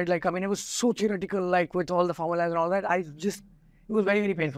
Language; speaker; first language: English; non-native, local second language; Hindi